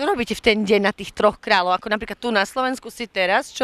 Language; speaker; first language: Slovak; native; Slovak